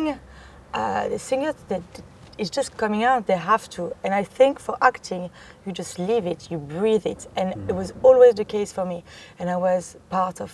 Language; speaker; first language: English; non-native, fluent; French